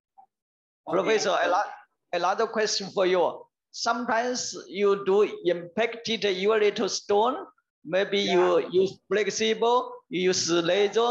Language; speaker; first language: English; non-native, learner; Chinese